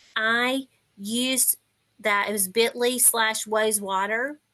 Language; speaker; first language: English; native; English